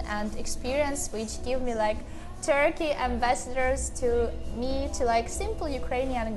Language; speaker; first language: English; non-native, learner; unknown